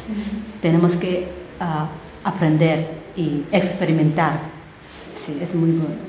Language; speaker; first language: Spanish; non-native, learner; Korean